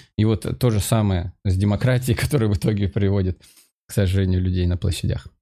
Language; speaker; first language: Russian; native; Russian